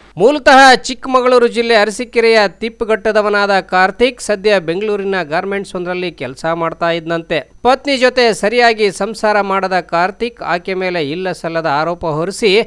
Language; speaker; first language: Kannada; native; Kannada